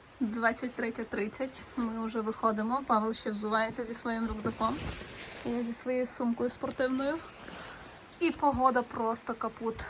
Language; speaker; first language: Ukrainian; native; Ukrainian